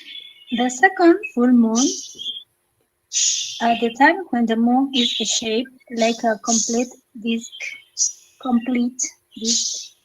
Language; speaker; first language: English; non-native, learner; Spanish